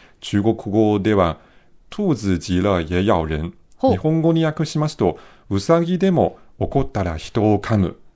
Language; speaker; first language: Japanese; non-native, fluent; Chinese